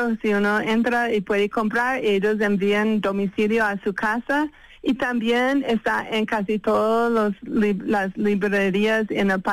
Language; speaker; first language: Spanish; non-native, fluent; English